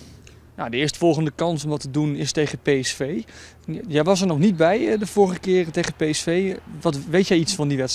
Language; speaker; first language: Dutch; native; Dutch